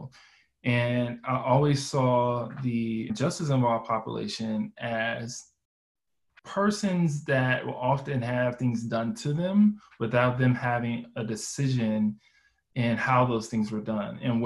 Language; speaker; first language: English; native; English